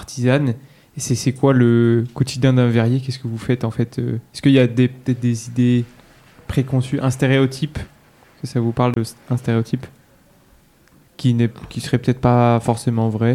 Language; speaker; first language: French; native; French